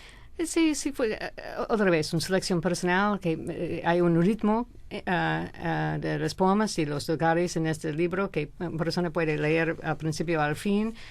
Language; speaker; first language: Spanish; non-native, fluent; English